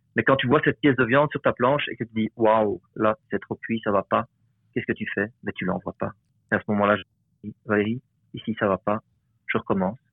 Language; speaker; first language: French; native; French